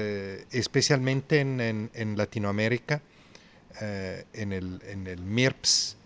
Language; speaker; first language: Spanish; non-native, fluent; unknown